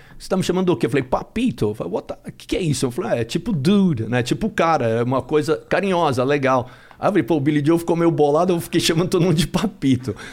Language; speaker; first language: Portuguese; native; Portuguese